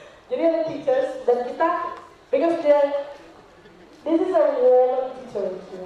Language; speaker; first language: English; non-native, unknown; Indonesian